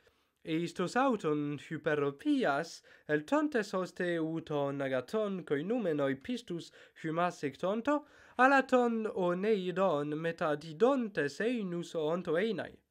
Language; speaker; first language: Greek; non-native, fluent; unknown